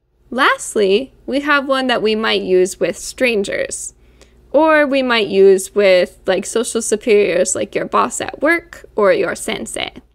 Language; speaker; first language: English; native; English